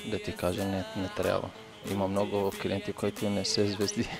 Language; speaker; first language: Bulgarian; non-native, learner; Arabic